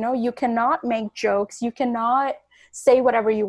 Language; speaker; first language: English; non-native, local second language; Bangla